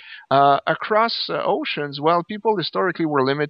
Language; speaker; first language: English; native; English